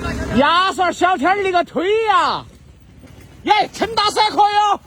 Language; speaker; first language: Chinese; native; Chinese